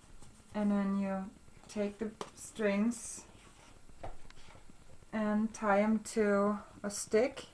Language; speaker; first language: English; non-native, fluent; German